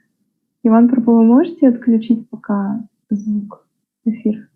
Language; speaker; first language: Russian; native; Russian